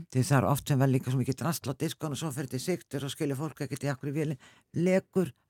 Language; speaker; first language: Icelandic; native; Icelandic